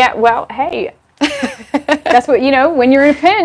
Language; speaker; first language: English; native; English